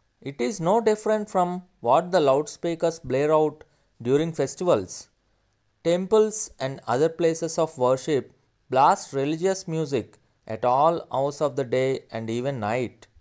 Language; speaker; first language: English; non-native, local second language; Telugu